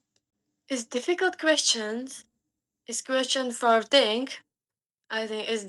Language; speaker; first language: English; non-native, learner; Slovak